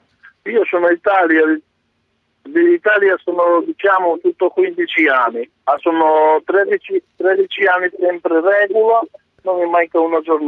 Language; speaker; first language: Italian; non-native, learner; Macedonian